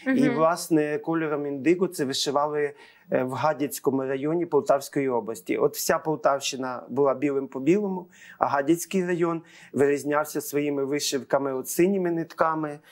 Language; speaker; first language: Ukrainian; native; Ukrainian